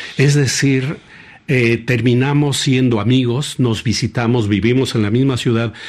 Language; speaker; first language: Spanish; native; Spanish